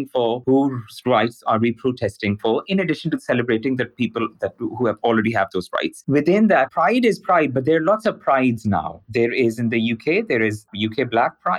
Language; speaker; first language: English; non-native, local second language; Urdu